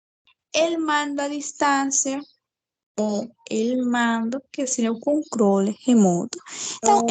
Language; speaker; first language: Portuguese; non-native, fluent; Spanish